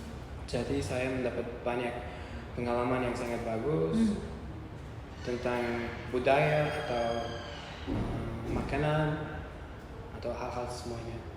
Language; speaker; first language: Indonesian; non-native, learner; Uzbek